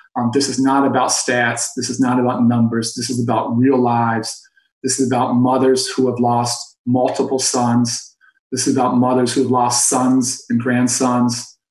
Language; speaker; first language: English; native; English